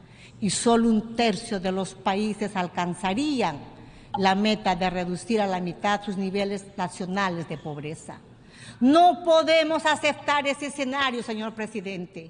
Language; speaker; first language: Spanish; native; Spanish